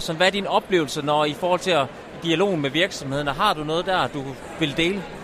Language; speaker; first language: Danish; native; Danish